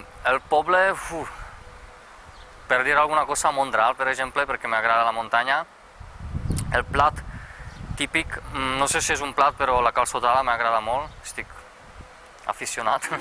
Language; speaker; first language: Catalan; non-native, fluent; Czech